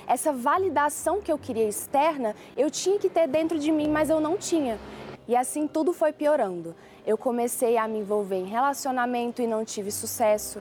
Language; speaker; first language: Portuguese; early bilingual, other home language; Chinese